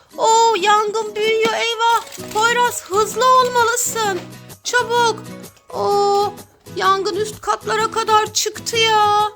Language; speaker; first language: Turkish; native; Turkish